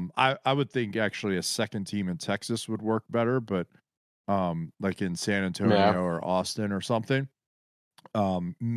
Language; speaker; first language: English; native; English